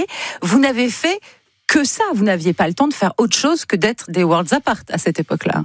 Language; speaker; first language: French; native; French